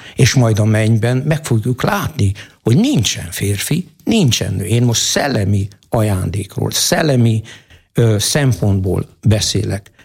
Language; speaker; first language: Hungarian; native; Hungarian